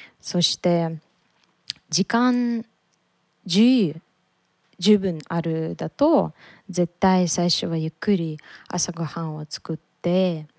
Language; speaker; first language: Japanese; non-native, learner; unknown